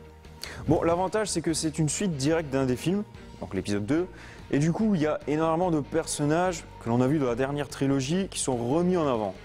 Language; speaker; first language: French; native; French